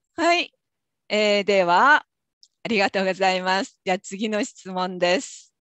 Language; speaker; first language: Japanese; native; Japanese